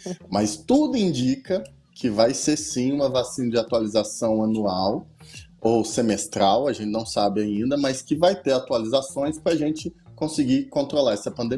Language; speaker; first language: Portuguese; native; Portuguese